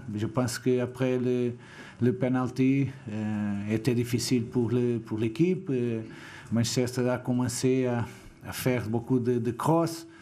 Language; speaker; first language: French; non-native, fluent; Portuguese